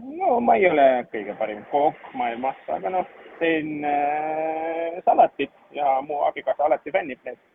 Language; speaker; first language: Estonian; non-native, fluent; Turkish